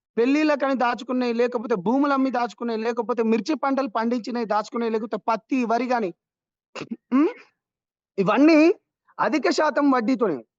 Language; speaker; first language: Telugu; non-native, local second language; Lambadi